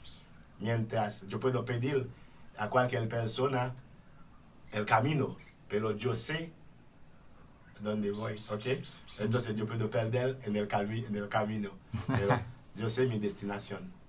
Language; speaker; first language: Spanish; non-native, fluent; Haitian Creole